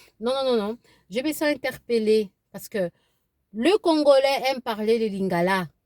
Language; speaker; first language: French; non-native, local second language; Lingala